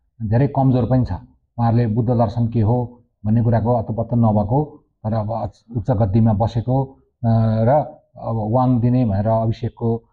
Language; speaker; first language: Nepali; native; Nepali